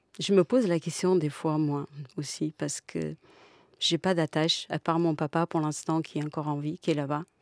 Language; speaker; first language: French; non-native, fluent; Portuguese